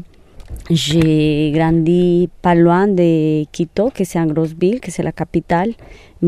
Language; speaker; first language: French; non-native, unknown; Spanish